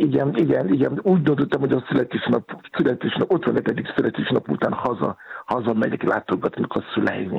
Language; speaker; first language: Hungarian; non-native, fluent; Yoruba